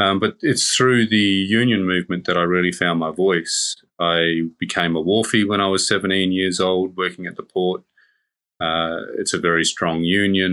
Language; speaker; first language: English; native; English